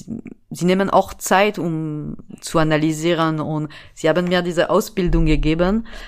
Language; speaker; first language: German; non-native, fluent; French